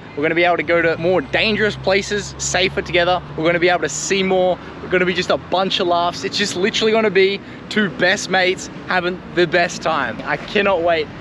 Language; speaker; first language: English; native; English